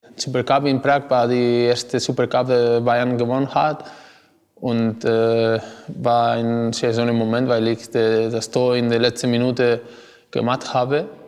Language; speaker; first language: German; non-native, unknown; Spanish